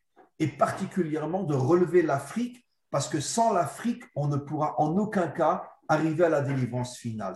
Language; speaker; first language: French; native; French